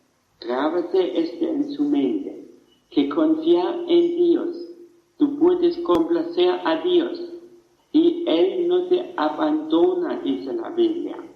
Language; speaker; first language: Spanish; non-native, fluent; German